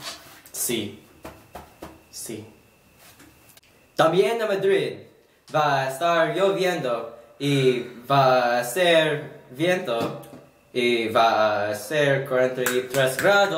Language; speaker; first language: Spanish; non-native, learner; English